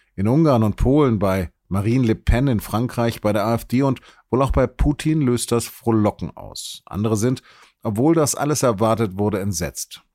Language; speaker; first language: German; native; German